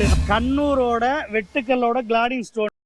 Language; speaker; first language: Tamil; native; Tamil